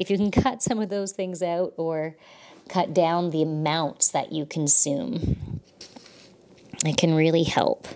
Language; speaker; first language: English; native; English